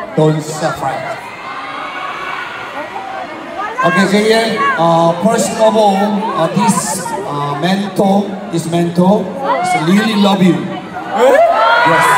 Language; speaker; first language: English; non-native, learner; Korean